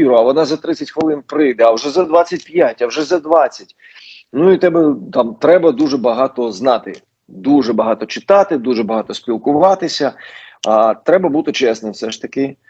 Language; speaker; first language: Ukrainian; non-native, local second language; Russian